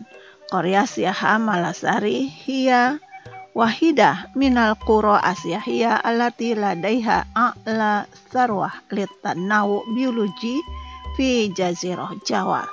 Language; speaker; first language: Arabic; non-native, fluent; Indonesian